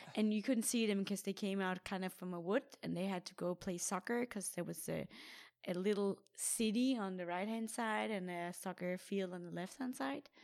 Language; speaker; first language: English; non-native, fluent; Danish